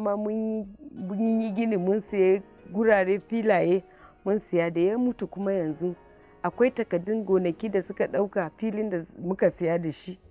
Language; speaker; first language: Hausa; non-native, local second language; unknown